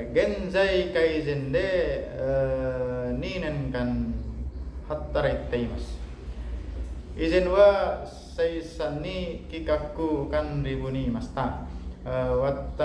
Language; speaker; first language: Japanese; non-native, learner; Indonesian